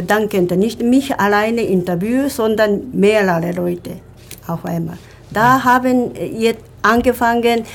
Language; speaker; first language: German; non-native, learner; Japanese